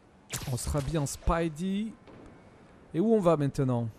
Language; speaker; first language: French; native; French